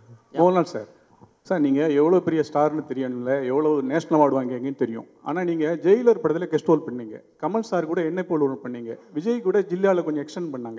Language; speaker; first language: Tamil; native; Tamil